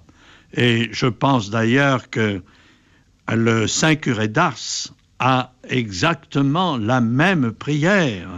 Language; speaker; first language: French; native; French